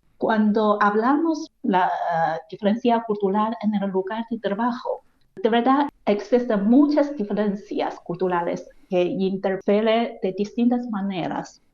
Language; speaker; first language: Spanish; non-native, fluent; Chinese